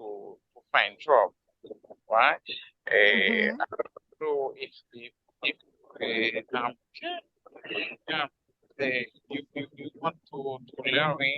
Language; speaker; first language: English; non-native, learner; Haitian Creole